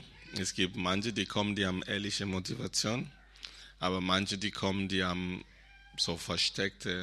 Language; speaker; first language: German; non-native, fluent; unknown